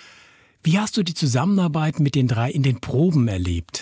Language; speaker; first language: German; native; German